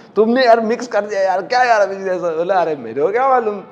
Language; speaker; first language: Hindi; non-native, local second language; Marathi